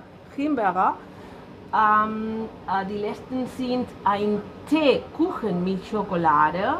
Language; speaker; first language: German; non-native, learner; Spanish